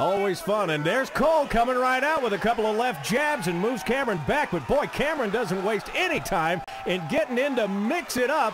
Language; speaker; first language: English; native; English